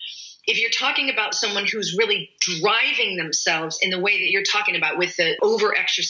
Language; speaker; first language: English; native; English